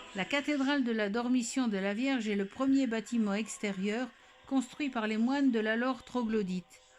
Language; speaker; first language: French; native; French